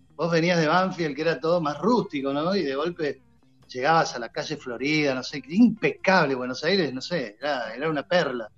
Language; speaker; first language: Spanish; native; Spanish